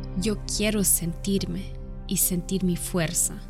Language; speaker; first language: Spanish; non-native, fluent; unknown